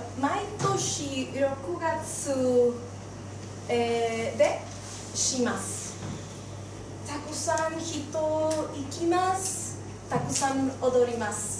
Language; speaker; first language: Japanese; non-native, learner; Spanish